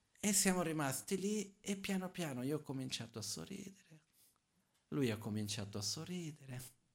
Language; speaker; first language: Italian; non-native, fluent; Portuguese